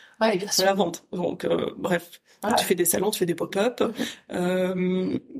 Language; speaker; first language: French; native; French